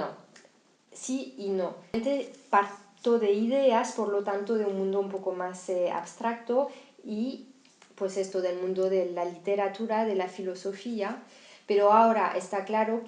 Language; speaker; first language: Spanish; non-native, fluent; French